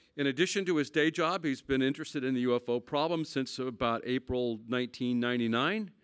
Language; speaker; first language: English; native; English